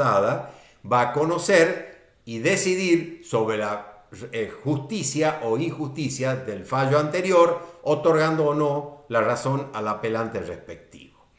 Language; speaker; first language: Spanish; native; Spanish